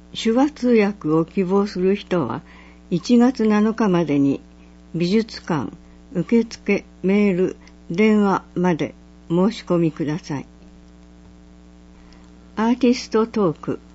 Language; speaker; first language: Japanese; native; Japanese